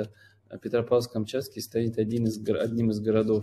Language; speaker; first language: Russian; native; Russian